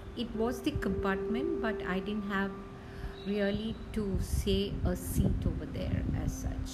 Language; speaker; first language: English; non-native, local second language; Malayalam